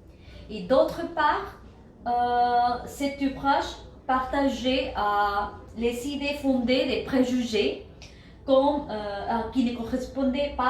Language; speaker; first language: French; non-native, learner; Spanish